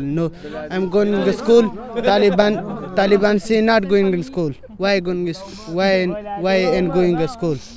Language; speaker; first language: English; non-native, learner; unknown